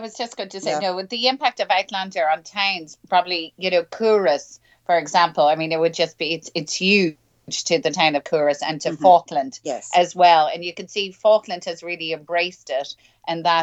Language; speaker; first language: English; native; English